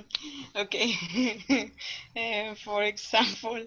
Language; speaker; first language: English; non-native, learner; Spanish